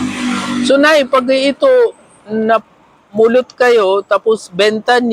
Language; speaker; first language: Filipino; non-native, learner; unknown